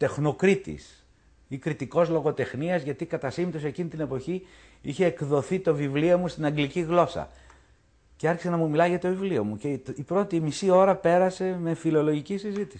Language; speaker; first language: Greek; native; Greek